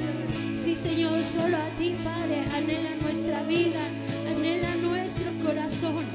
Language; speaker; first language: Spanish; native; Spanish